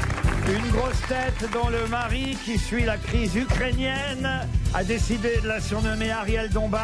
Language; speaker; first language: French; native; French